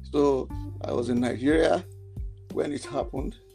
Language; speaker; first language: English; non-native, local second language; Yoruba